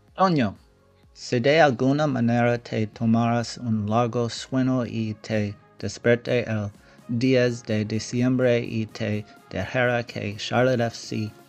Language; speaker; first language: Spanish; non-native, learner; English